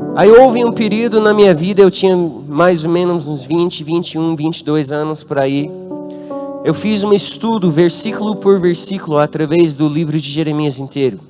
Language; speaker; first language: Portuguese; non-native, fluent; English